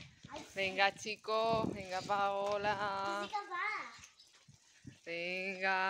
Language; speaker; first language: Spanish; native; Spanish